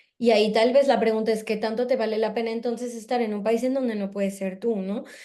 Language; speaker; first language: Spanish; native; Spanish